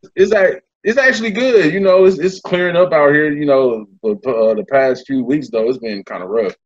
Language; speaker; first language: English; native; English